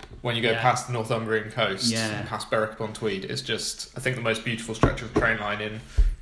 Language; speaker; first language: English; native; English